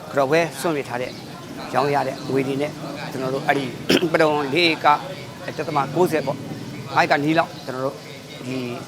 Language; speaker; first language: Burmese; native; Burmese